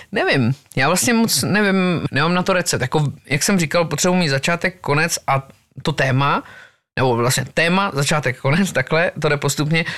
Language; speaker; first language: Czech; native; Czech